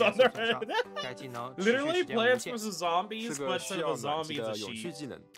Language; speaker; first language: Chinese; native; Chinese